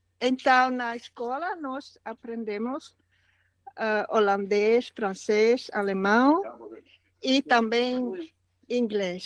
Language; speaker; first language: Portuguese; non-native, learner; Dutch